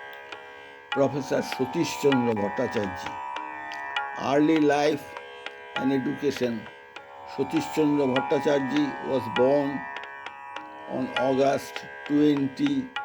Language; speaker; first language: English; non-native, local second language; Bangla